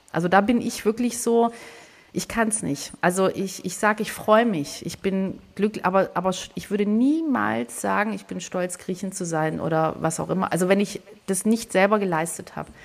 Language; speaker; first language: German; early bilingual, other home language; Greek